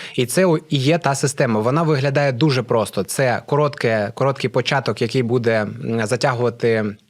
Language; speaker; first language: Ukrainian; non-native, local second language; Russian